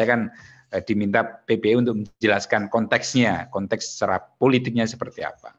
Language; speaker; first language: Indonesian; native; Indonesian